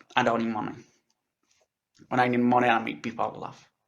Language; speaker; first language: English; non-native, learner; French